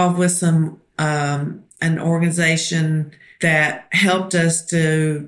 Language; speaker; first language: English; native; English